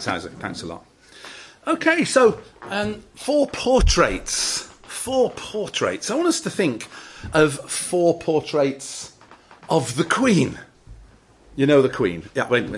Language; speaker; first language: English; native; English